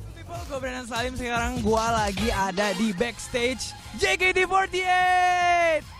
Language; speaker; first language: Indonesian; native; Indonesian